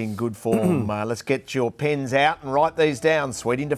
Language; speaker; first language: English; native; English